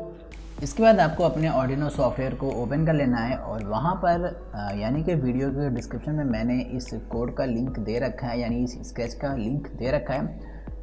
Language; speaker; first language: Hindi; native; Hindi